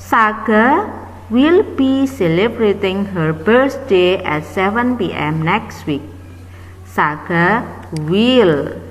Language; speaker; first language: English; non-native, fluent; Indonesian